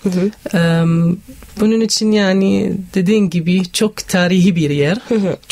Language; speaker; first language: Turkish; non-native, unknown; Arabic